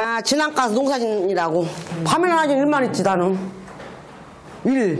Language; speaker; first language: Korean; native; Korean